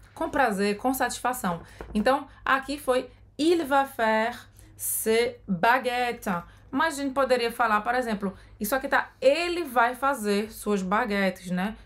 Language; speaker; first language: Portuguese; native; Portuguese